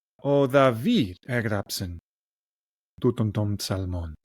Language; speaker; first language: Greek; non-native, learner; English